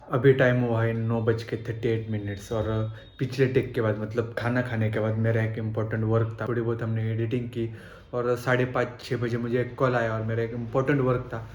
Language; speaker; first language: Hindi; non-native, local second language; Marathi